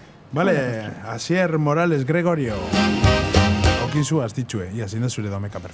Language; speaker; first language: Basque; native; Basque